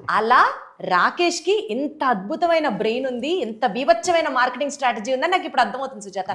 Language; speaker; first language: Telugu; native; Telugu